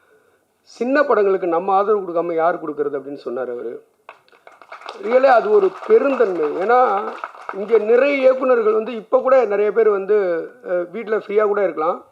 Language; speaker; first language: Tamil; native; Tamil